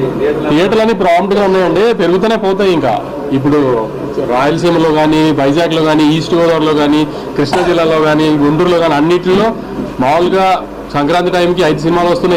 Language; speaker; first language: Telugu; native; Telugu